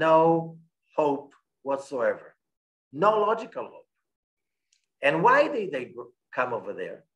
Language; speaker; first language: English; non-native, fluent; Hebrew